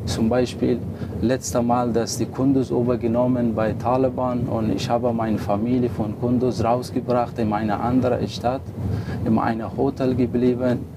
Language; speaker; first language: German; non-native, learner; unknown